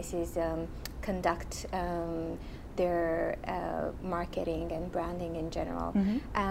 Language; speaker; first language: English; non-native, fluent; Romanian